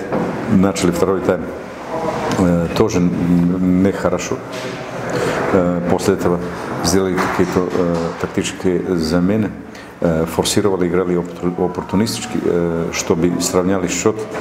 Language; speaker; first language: Russian; non-native, local second language; Uzbek